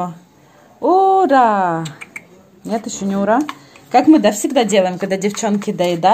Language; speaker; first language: Russian; native; Russian